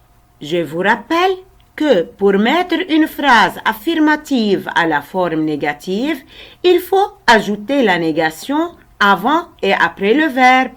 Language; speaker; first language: French; non-native, local second language; Arabic